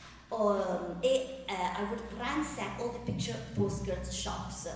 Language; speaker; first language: English; non-native, fluent; Italian